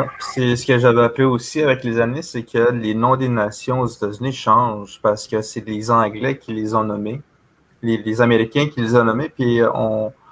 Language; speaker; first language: French; non-native, local second language; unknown